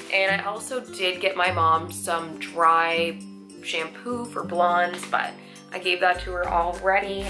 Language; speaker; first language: English; native; English